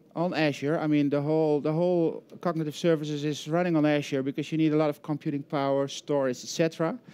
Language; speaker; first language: English; non-native, fluent; Dutch